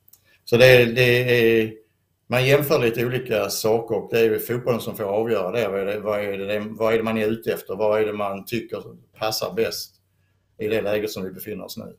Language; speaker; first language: Swedish; native; Swedish